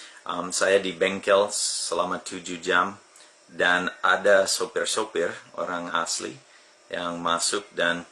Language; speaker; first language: Indonesian; non-native, fluent; English